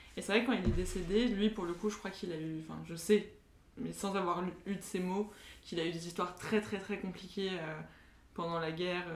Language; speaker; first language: French; native; French